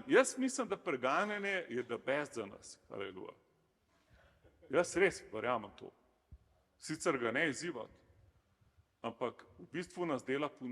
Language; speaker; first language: Slovenian; native; Slovenian